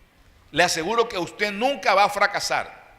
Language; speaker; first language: Spanish; native; Spanish